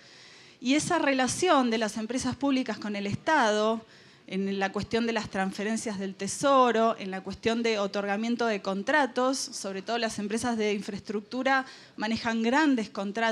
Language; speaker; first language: Spanish; native; Spanish